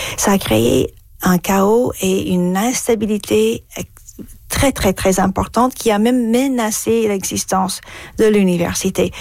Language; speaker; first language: French; non-native, fluent; English